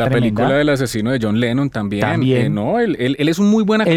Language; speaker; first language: Spanish; native; Spanish